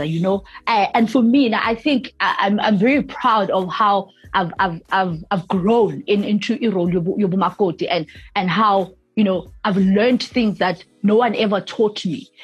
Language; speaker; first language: English; non-native, local second language; Zulu